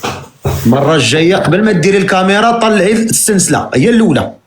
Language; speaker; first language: Arabic; native; Arabic